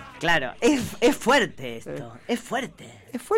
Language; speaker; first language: Spanish; native; Spanish